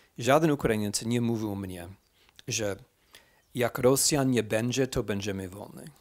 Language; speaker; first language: Polish; non-native, fluent; English